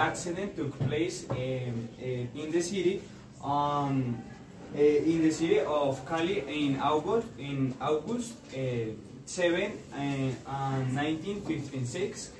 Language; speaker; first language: English; non-native, learner; Spanish